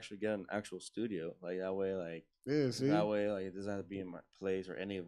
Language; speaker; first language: English; early bilingual, other home language; Spanish